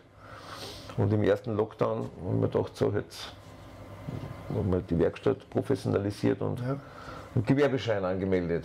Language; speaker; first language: German; native; German